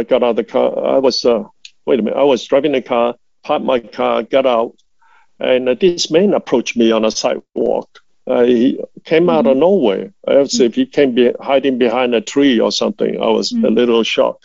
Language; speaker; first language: English; non-native, local second language; Cantonese